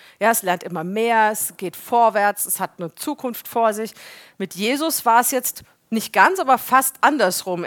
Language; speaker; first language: German; native; German